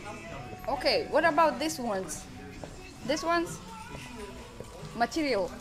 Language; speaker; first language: English; non-native, fluent; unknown